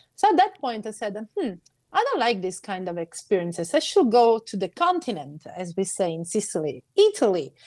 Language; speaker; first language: English; non-native, fluent; Sicilian